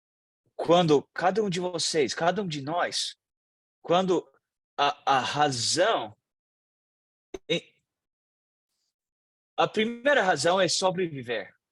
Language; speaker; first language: Portuguese; non-native, fluent; English